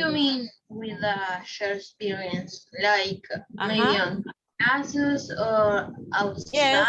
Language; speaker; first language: English; non-native, learner; Spanish